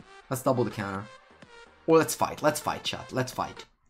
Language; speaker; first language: English; non-native, fluent; Italian